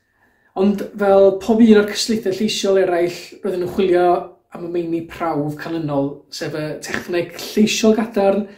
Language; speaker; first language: Welsh; native; Welsh